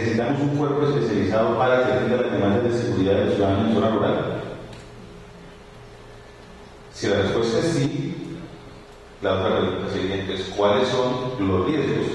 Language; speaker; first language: Spanish; native; Spanish